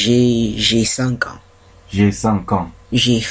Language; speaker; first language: French; non-native, fluent; English